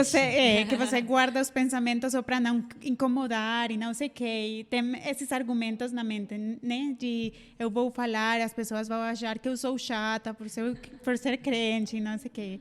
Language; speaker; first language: Portuguese; non-native, fluent; Spanish